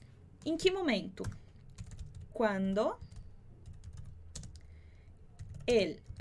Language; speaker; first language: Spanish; non-native, fluent; Portuguese